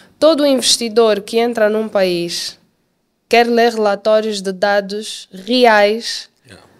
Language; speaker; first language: Portuguese; native; Portuguese